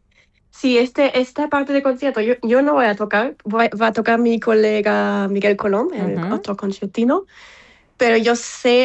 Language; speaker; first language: Spanish; non-native, fluent; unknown